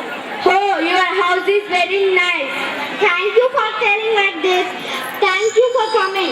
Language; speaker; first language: English; non-native, learner; Telugu